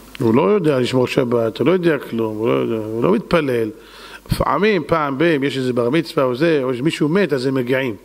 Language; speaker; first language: Hebrew; native; Hebrew